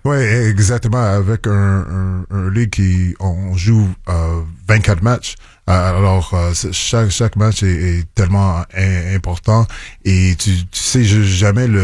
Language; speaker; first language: French; non-native, local second language; English